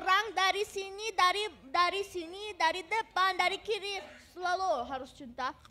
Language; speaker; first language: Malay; non-native, learner; German